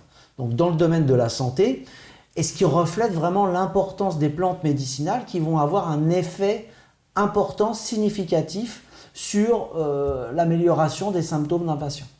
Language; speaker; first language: French; native; French